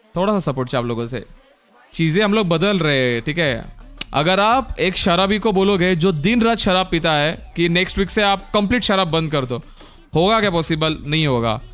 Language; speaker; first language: Hindi; non-native, local second language; Marathi